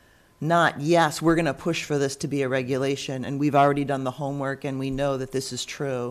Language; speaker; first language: English; native; English